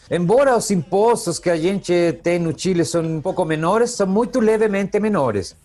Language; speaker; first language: Portuguese; non-native, fluent; Spanish